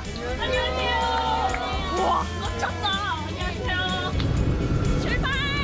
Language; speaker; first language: Korean; native; Korean